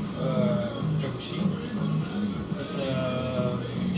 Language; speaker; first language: English; non-native, learner; Romanian